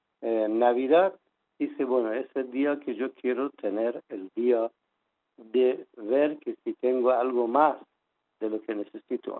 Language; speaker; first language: Spanish; non-native, fluent; Persian